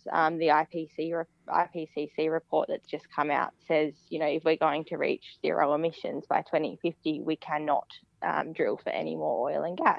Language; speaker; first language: English; native; English